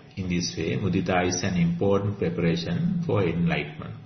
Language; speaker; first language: English; non-native, local second language; Sinhala